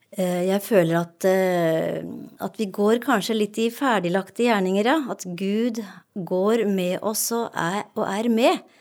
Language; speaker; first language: Norwegian; native; Norwegian